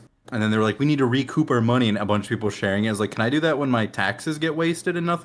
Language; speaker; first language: English; native; English